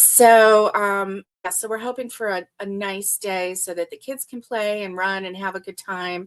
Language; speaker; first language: English; native; English